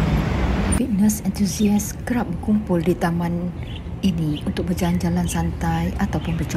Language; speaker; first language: Malay; native; Malay